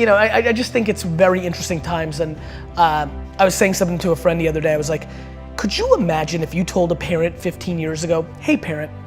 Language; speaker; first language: English; early bilingual, other home language; Russian